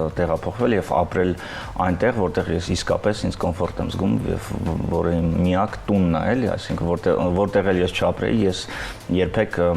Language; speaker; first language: Armenian; early bilingual, heritage; Armenian